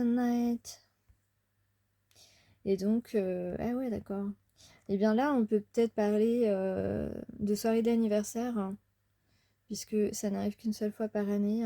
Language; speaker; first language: French; native; French